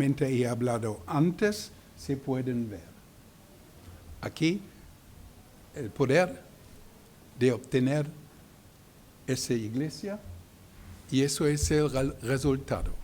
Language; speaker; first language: Spanish; non-native, learner; German